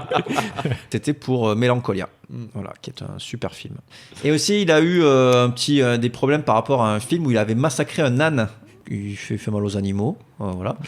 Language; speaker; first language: French; native; French